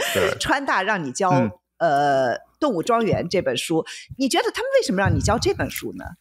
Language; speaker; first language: Chinese; native; Chinese